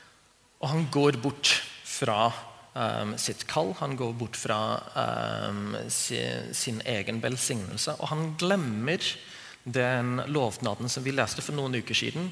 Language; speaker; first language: Norwegian; non-native, fluent; English